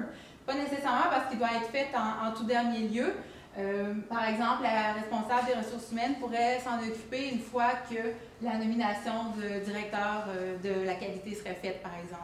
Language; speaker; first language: French; native; French